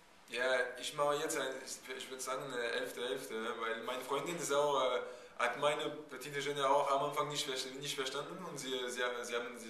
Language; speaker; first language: German; non-native, fluent; French